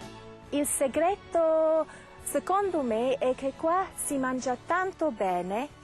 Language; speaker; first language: Italian; non-native, fluent; English